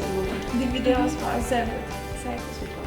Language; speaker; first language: German; non-native, learner; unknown